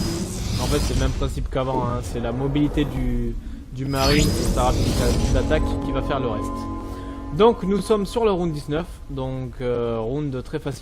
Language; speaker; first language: French; native; French